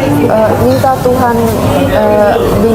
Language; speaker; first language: Indonesian; non-native, fluent; Finnish